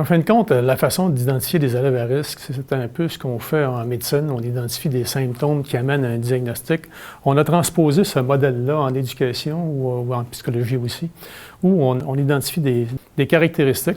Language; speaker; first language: French; native; French